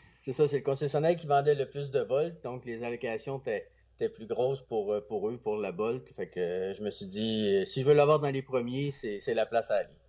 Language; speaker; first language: French; native; French